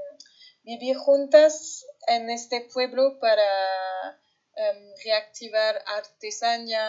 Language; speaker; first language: Spanish; non-native, fluent; French